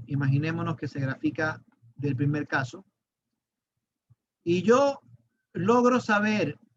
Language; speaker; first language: Spanish; native; Spanish